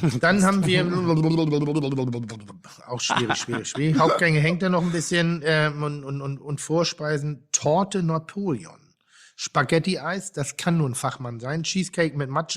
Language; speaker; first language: German; native; German